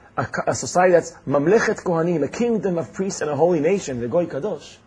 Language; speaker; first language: English; non-native, fluent; Hebrew